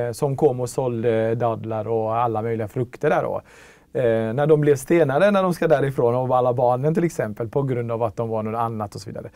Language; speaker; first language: Swedish; early bilingual, other home language; Tigrinya